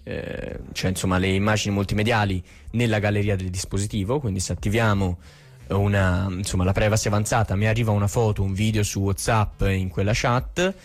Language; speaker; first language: Italian; native; Italian